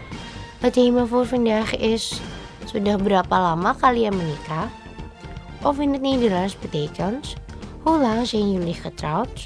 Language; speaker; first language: Dutch; non-native, learner; Indonesian